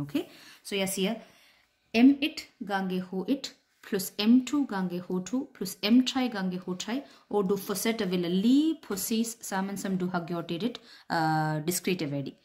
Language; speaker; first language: Danish; non-native, fluent; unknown